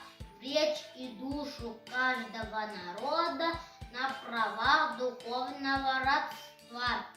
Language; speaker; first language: Russian; non-native, local second language; Yakut